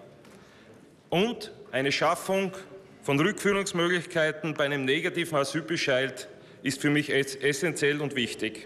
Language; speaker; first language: German; native; German